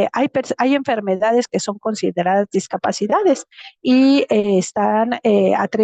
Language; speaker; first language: Spanish; native; Spanish